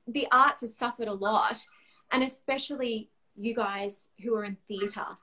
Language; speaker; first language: English; native; English